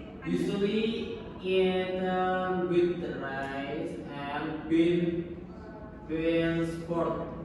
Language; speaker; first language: English; non-native, learner; Indonesian